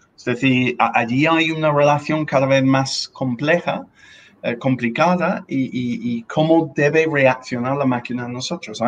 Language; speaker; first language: Spanish; non-native, fluent; English